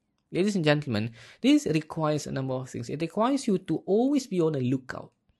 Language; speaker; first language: English; non-native, local second language; Malay